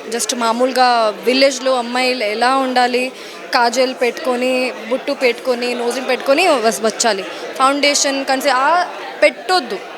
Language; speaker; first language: Telugu; non-native, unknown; Hindi